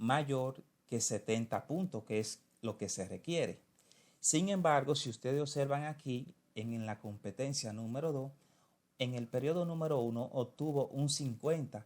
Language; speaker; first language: Spanish; native; Spanish